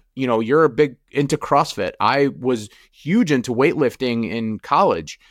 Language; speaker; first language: English; native; English